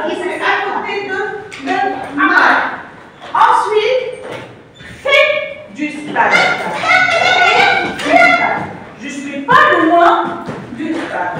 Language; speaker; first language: French; non-native, local second language; Arabic